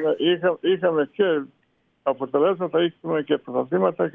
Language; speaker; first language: Greek; non-native, fluent; Serbian